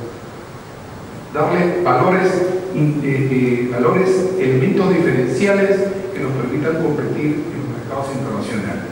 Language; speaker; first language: Spanish; native; Spanish